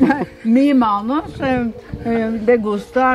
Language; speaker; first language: Spanish; non-native, learner; Norwegian